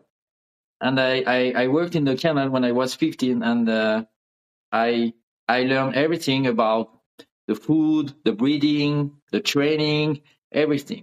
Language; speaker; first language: English; non-native, learner; French